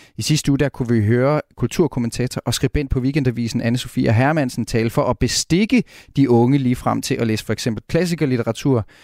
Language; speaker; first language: Danish; native; Danish